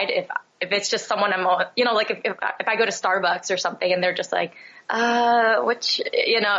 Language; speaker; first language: English; native; English